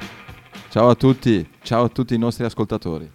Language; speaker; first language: Italian; native; Italian